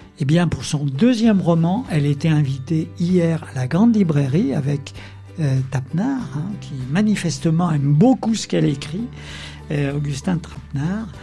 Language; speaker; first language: French; native; French